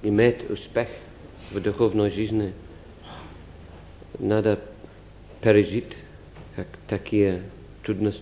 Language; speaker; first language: Russian; non-native, fluent; English